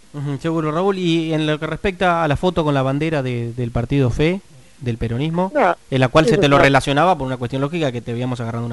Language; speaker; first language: Spanish; native; Spanish